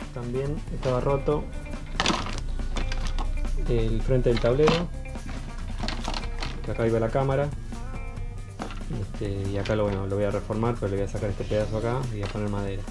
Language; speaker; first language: Spanish; native; Spanish